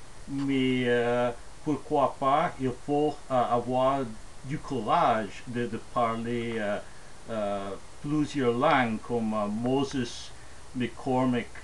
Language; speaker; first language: French; non-native, fluent; English